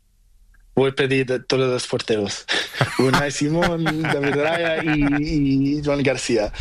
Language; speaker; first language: Spanish; non-native, learner; Portuguese